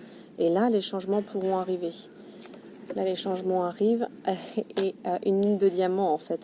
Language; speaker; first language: French; native; French